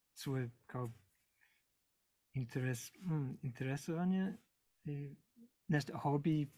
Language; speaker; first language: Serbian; non-native, learner; English